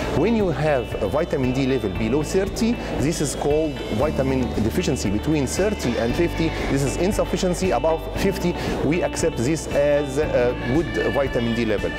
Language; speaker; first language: English; non-native, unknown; Arabic